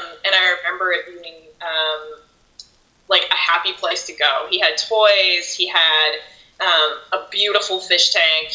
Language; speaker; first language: English; native; English